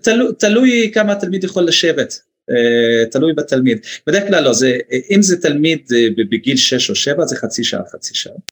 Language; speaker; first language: Hebrew; non-native, local second language; Arabic